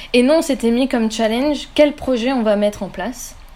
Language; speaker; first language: French; native; French